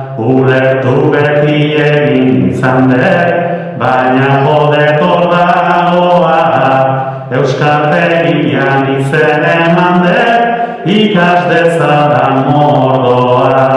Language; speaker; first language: Basque; non-native, local second language; Spanish